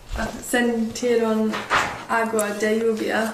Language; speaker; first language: Spanish; non-native, learner; English